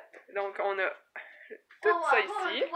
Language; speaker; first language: French; native; French